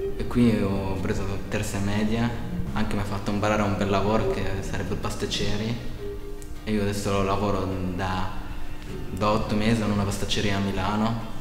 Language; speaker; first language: Italian; non-native, learner; Arabic